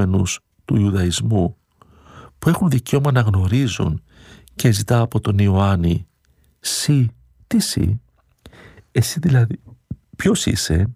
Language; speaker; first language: Greek; native; Greek